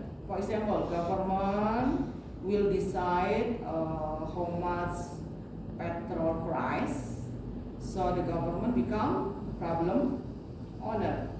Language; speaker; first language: English; non-native, learner; Indonesian